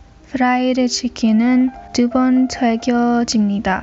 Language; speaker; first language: Korean; non-native, learner; English